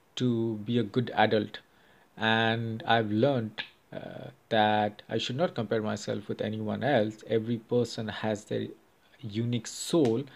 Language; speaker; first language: English; non-native, local second language; Hindi